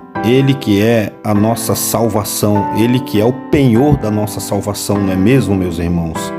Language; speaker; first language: Portuguese; native; Portuguese